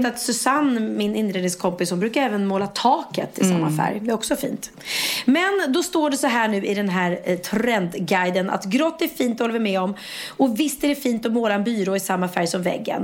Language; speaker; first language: Swedish; native; Swedish